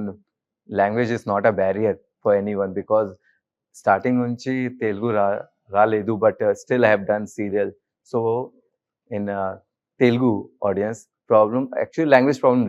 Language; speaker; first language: Telugu; non-native, learner; Hindi